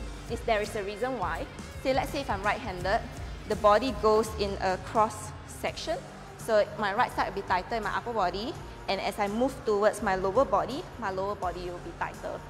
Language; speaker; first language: English; non-native, local second language; Chinese